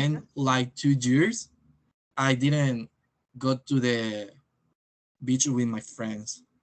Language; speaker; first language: English; non-native, learner; Spanish